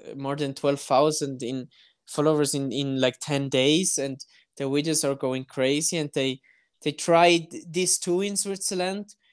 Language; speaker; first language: English; non-native, fluent; German